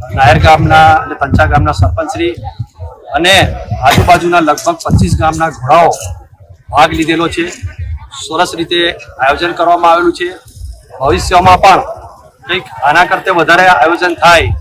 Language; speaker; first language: Gujarati; native; Gujarati